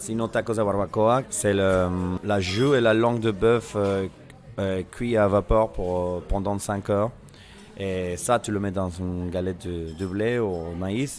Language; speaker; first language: French; non-native, fluent; Spanish